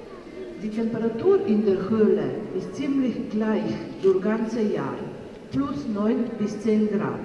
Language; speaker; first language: German; non-native, fluent; Slovenian